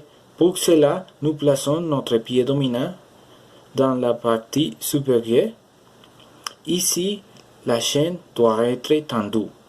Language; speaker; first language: French; non-native, learner; Spanish